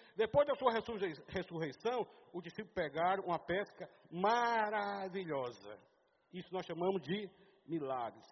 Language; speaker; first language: Portuguese; native; Portuguese